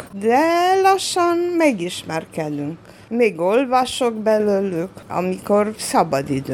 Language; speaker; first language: Hungarian; non-native, local second language; Romanian